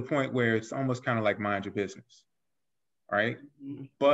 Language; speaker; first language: English; native; English